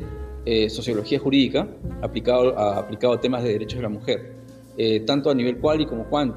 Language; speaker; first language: Spanish; native; Spanish